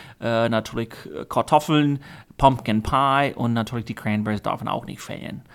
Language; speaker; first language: German; non-native, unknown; English